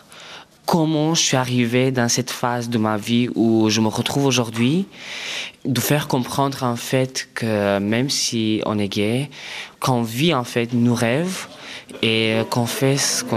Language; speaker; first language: French; non-native, fluent; Romanian